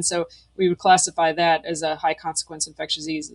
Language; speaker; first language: English; native; English